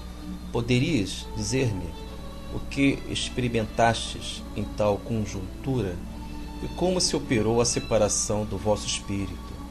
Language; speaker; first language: Portuguese; native; Portuguese